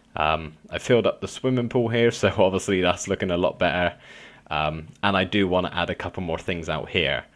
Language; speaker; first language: English; native; English